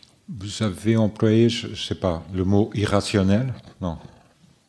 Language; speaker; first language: French; non-native, fluent; Portuguese